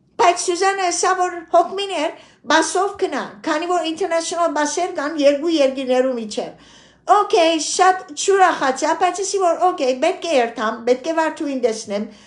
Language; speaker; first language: Armenian; early bilingual, heritage; Armenian